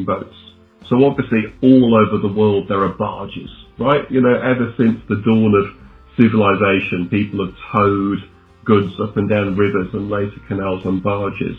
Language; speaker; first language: English; native; English